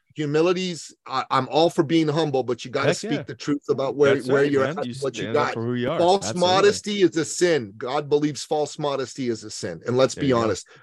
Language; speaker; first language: English; early bilingual, other home language; Persian